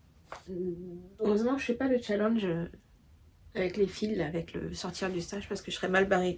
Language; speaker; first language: French; native; French